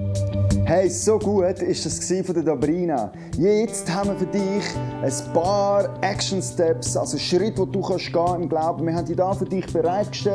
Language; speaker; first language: German; native; German